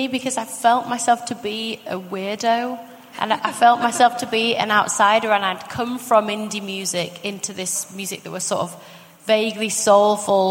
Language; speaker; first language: English; native; English